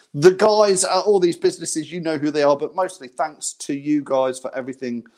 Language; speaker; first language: English; native; English